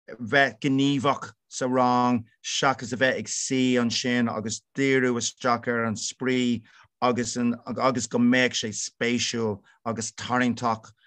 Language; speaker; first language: Irish; non-native, local second language; English